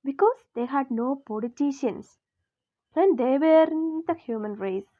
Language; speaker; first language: English; non-native, local second language; Malayalam